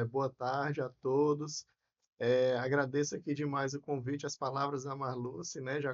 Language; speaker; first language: Portuguese; native; Portuguese